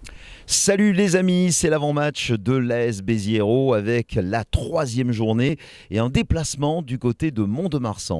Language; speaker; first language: French; native; French